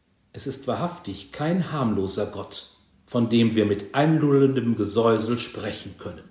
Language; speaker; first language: German; native; German